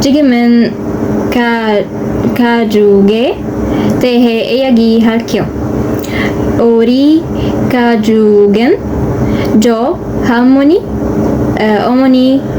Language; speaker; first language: Korean; non-native, learner; Arabic